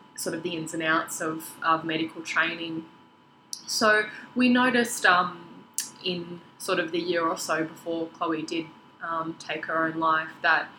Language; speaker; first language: English; native; English